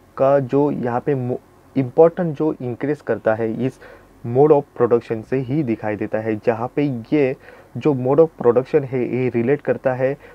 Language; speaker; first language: Hindi; non-native, local second language; Marathi